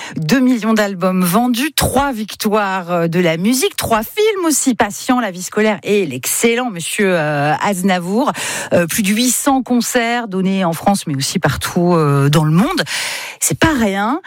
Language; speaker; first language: French; native; French